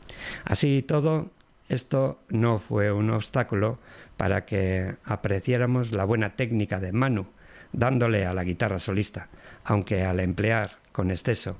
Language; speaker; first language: Spanish; non-native, local second language; Basque